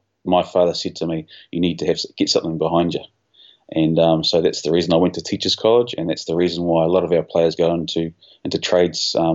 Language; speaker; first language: English; native; English